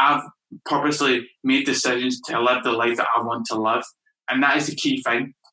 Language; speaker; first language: English; native; English